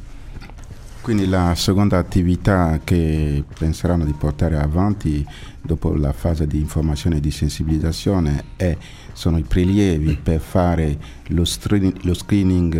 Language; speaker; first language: Italian; non-native, fluent; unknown